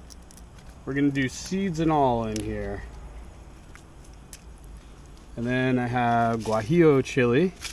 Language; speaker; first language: English; native; English